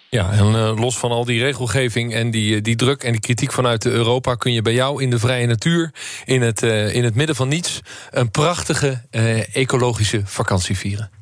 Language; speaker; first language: Dutch; native; Dutch